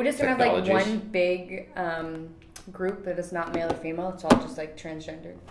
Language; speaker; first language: English; native; English